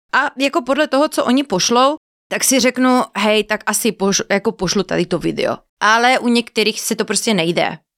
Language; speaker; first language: Czech; non-native, fluent; Spanish